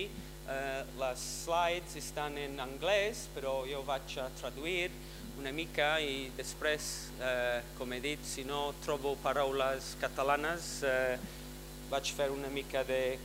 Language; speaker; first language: Catalan; non-native, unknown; English